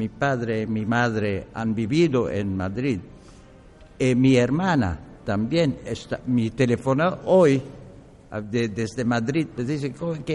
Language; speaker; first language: Spanish; non-native, learner; Arabic